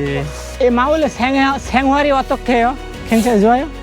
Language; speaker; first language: Korean; non-native, learner; Bangla